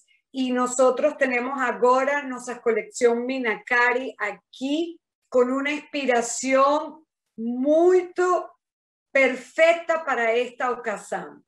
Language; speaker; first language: Spanish; non-native, fluent; Portuguese